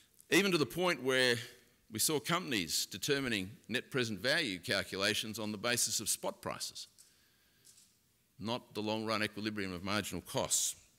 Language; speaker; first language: English; native; English